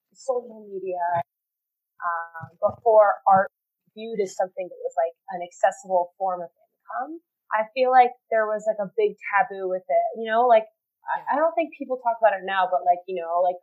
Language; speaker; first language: English; native; English